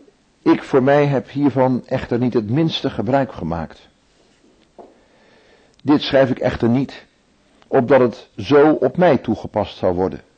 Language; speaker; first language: Dutch; native; Dutch